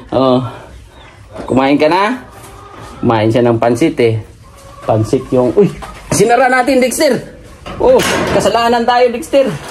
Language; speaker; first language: Filipino; non-native, local second language; Cebuano